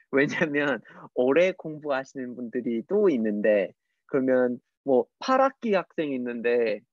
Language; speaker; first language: Korean; non-native, fluent; English